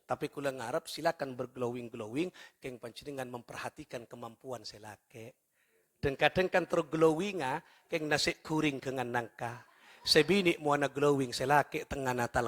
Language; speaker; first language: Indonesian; non-native, local second language; Madurese